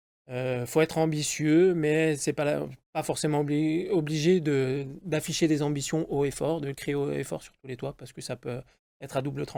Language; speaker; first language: French; native; French